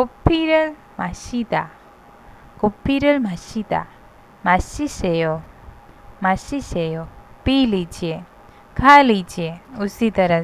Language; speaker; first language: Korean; non-native, fluent; Hindi